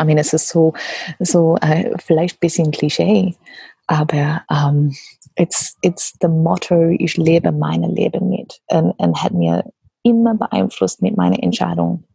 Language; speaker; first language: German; non-native, learner; English